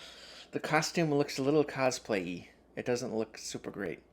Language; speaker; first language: English; native; English